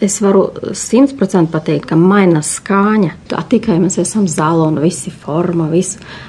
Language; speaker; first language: Latvian; non-native, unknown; Russian